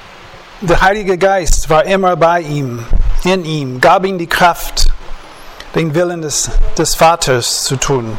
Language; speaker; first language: German; non-native, fluent; English